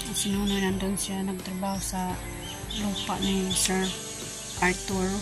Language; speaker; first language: Filipino; non-native, local second language; Cebuano